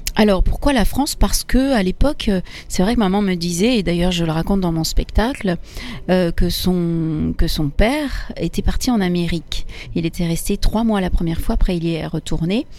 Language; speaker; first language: French; early bilingual, other home language; Italian